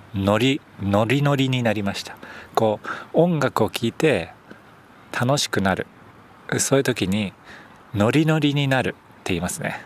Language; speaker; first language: Japanese; native; Japanese